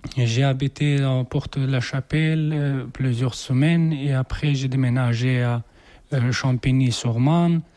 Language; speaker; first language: French; non-native, learner; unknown